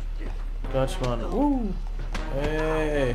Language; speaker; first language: German; native; German